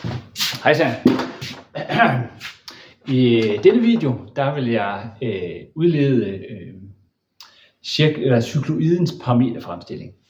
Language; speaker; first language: Danish; native; Danish